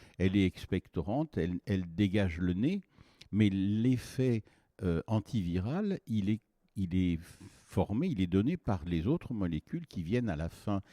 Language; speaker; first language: French; native; French